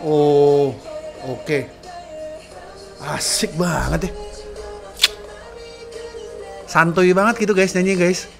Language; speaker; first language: Indonesian; native; Indonesian